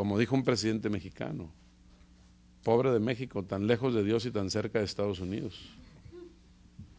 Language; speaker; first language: Spanish; native; Spanish